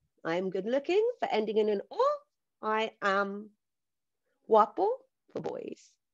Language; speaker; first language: English; native; English